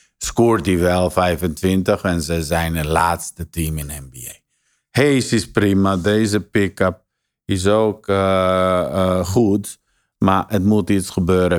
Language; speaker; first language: Dutch; non-native, fluent; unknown